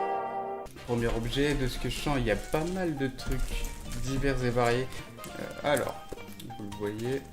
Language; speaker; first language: French; native; French